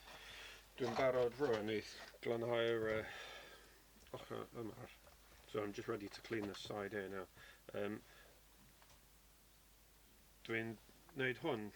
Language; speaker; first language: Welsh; non-native, learner; English